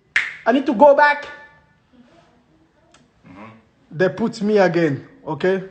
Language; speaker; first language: English; non-native, learner; French